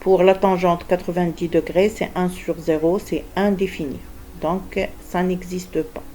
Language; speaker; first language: French; non-native, local second language; Arabic